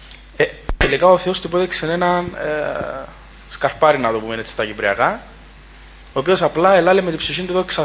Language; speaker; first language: Greek; native; Greek